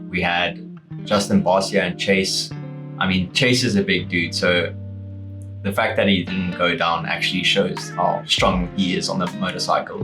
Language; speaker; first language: English; native; English